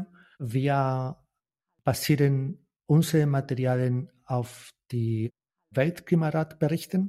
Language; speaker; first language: German; non-native, fluent; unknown